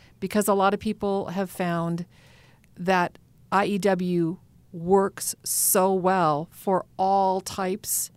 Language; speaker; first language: English; native; English